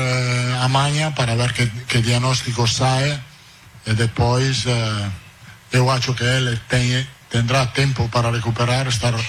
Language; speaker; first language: Portuguese; non-native, fluent; Italian